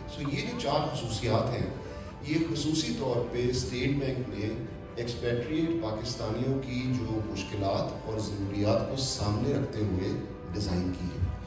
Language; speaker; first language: Urdu; native; Urdu